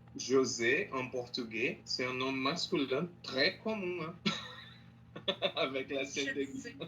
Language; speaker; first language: French; non-native, learner; Portuguese